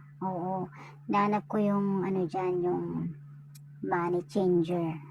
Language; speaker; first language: Filipino; native; Filipino